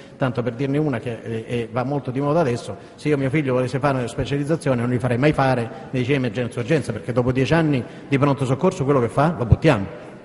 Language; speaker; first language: Italian; native; Italian